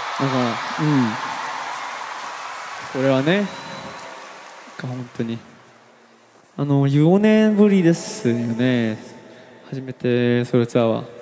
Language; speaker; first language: Japanese; non-native, learner; Korean